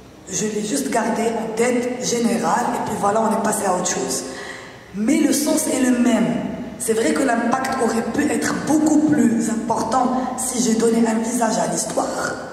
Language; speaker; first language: French; non-native, local second language; Arabic